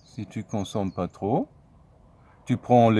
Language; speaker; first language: French; non-native, fluent; German